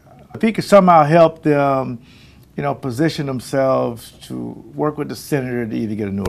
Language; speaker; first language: English; native; English